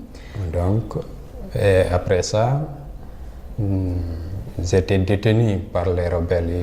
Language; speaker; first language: French; non-native, local second language; Fula